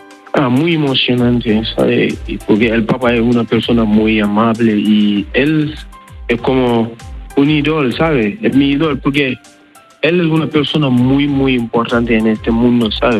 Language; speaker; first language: Spanish; non-native, learner; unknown